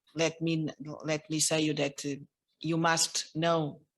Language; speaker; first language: English; non-native, fluent; Portuguese